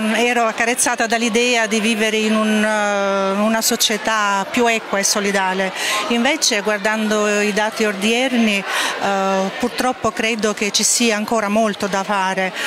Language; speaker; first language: Italian; non-native, fluent; Albanian